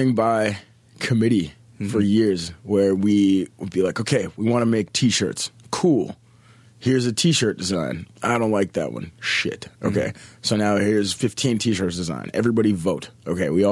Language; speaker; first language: English; native; English